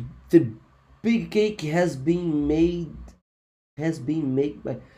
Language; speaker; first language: English; non-native, fluent; Portuguese